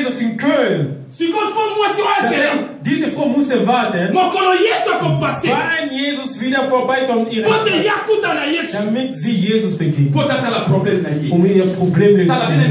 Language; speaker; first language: German; non-native, learner; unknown